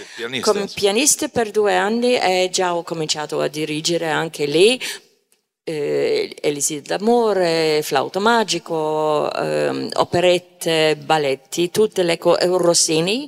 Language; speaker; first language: Italian; non-native, fluent; English